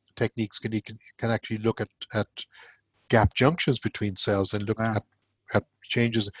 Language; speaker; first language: English; native; English